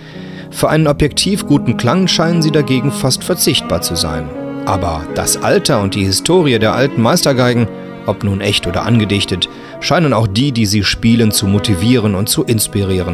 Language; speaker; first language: German; native; German